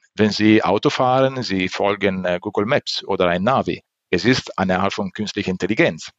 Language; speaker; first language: German; non-native, fluent; Italian